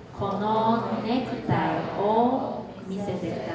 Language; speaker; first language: Japanese; non-native, fluent; Chinese